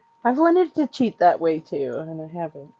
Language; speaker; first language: English; native; English